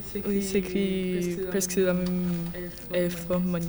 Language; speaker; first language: French; non-native, learner; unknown